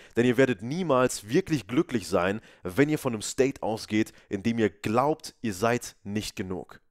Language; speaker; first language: German; native; German